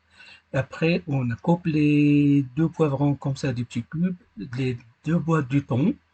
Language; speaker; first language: French; non-native, learner; Arabic